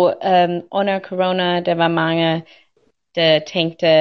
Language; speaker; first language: Norwegian; non-native, learner; English